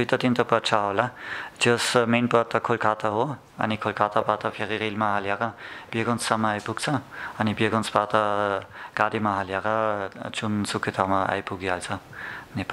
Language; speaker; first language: Nepali; non-native, learner; German